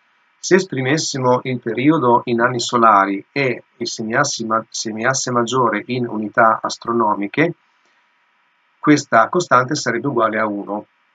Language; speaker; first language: Italian; native; Italian